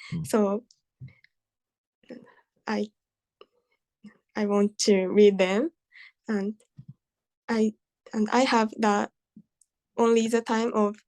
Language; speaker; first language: English; non-native, learner; Japanese